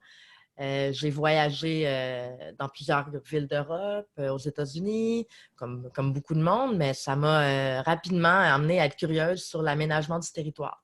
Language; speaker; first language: French; native; French